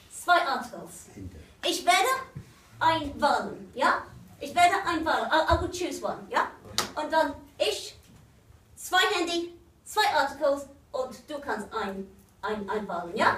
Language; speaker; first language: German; non-native, learner; English